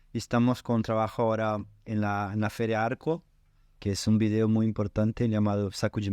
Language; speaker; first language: Spanish; non-native, learner; Portuguese